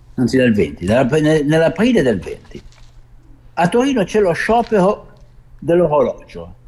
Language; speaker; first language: Italian; native; Italian